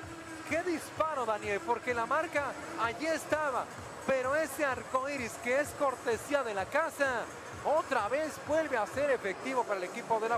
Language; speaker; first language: Spanish; native; Spanish